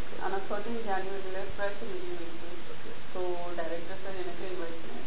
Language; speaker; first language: Tamil; non-native, learner; Gujarati